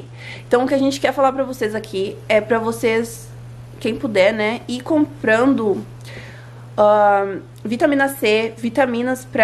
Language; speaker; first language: Portuguese; native; Portuguese